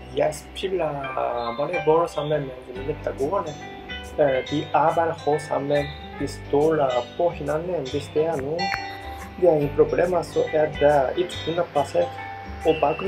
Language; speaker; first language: Danish; non-native, learner; Japanese